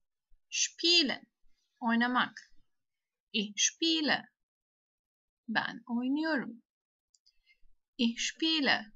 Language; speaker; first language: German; non-native, fluent; Turkish